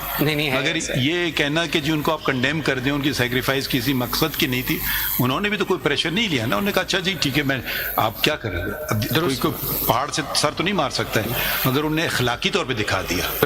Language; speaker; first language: Urdu; native; Urdu